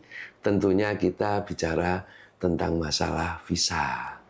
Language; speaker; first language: Indonesian; non-native, local second language; Javanese